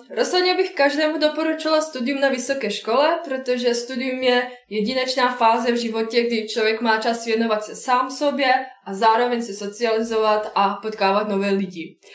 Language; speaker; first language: Czech; non-native, fluent; Bosnian